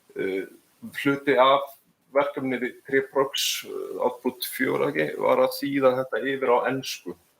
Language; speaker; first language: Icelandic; native; Icelandic